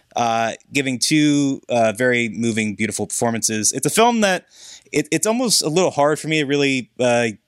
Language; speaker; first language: English; native; English